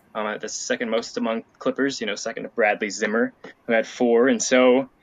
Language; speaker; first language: English; native; English